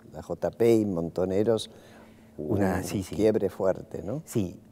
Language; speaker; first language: Spanish; native; Spanish